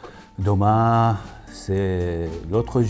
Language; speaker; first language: French; non-native, fluent; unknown